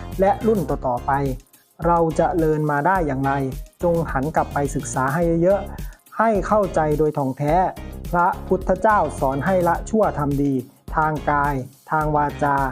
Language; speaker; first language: Thai; native; Thai